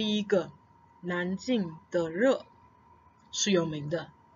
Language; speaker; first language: Chinese; non-native, fluent; English